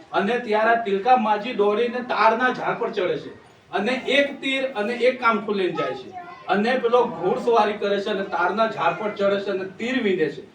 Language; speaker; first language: Gujarati; non-native, local second language; Vasavi